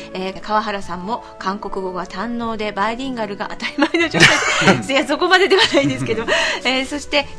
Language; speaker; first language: Japanese; native; Japanese